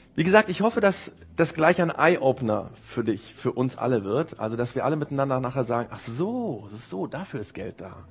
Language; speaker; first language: German; early bilingual, other home language; Japanese